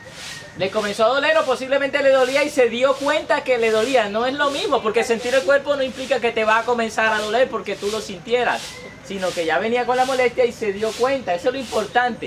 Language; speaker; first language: Spanish; native; Spanish